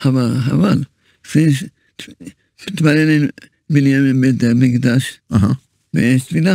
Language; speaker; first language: Hebrew; early bilingual, other home language; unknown